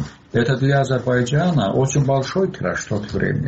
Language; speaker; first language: Russian; non-native, local second language; Azerbaijani